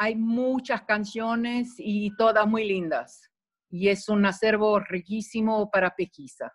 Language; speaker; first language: Spanish; non-native, fluent; Portuguese